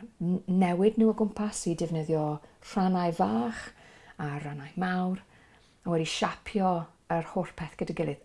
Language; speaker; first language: Welsh; non-native, local second language; English